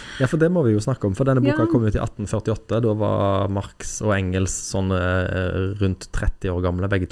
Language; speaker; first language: Norwegian; native; Norwegian